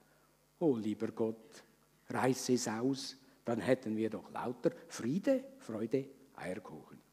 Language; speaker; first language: German; native; German